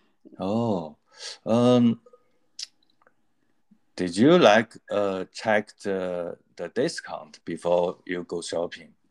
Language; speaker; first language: English; non-native, learner; Chinese